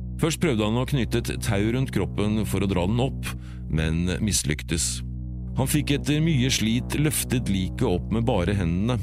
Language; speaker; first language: Norwegian; native; Norwegian